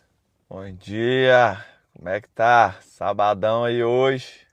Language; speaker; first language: Portuguese; native; Portuguese